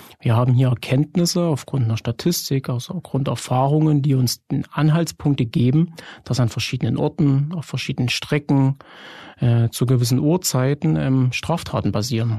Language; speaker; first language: German; native; German